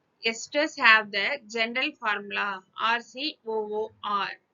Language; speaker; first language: English; non-native, local second language; Tamil